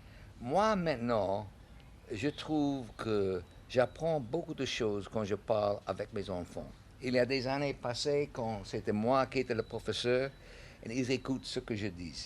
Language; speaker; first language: French; non-native, learner; English